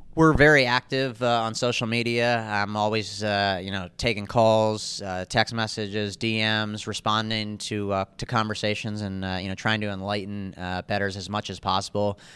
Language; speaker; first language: English; native; English